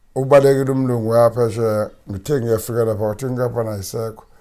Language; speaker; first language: Zulu; native; Zulu